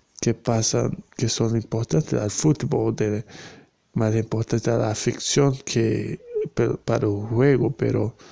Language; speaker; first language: Spanish; non-native, learner; Portuguese